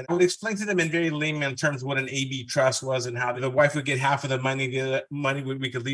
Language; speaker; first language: English; early bilingual, other home language; Spanish